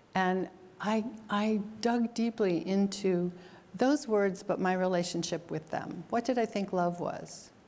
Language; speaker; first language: English; native; English